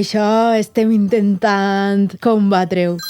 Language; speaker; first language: Catalan; native; Catalan